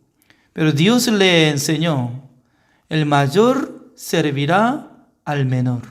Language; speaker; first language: Spanish; non-native, learner; Korean